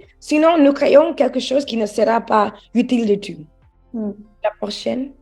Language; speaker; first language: French; non-native, learner; English